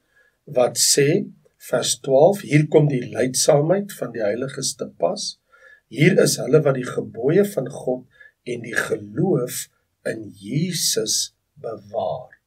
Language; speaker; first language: Afrikaans; native; Afrikaans